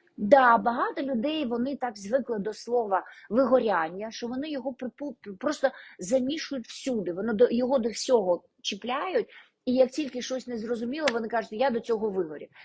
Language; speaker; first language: Ukrainian; non-native, local second language; Russian